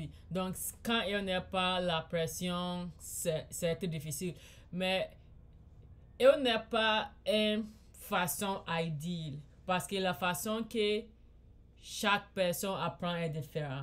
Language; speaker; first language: French; non-native, learner; English